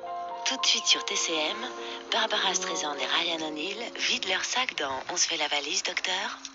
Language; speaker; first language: French; native; French